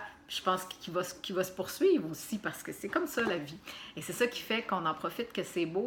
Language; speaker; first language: French; native; French